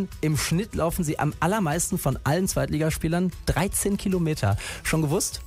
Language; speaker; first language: German; native; German